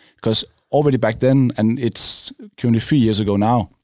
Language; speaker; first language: English; non-native, fluent; Danish